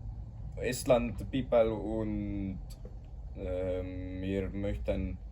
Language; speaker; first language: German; non-native, learner; Estonian